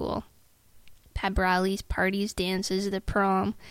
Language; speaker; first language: English; native; English